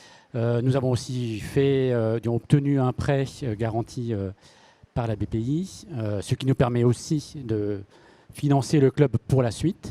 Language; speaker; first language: French; native; French